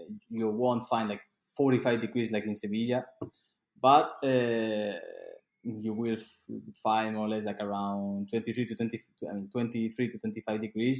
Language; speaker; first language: English; non-native, fluent; Spanish